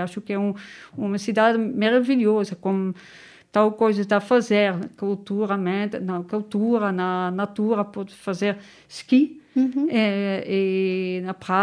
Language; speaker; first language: Portuguese; non-native, learner; Dutch